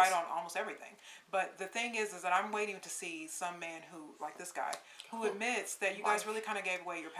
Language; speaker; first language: English; native; English